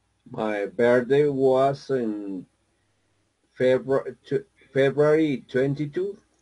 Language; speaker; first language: English; non-native, learner; Spanish